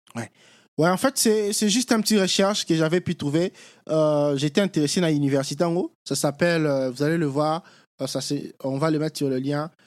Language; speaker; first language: French; non-native, local second language; Lingala